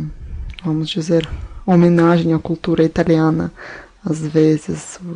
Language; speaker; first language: Portuguese; non-native, fluent; Russian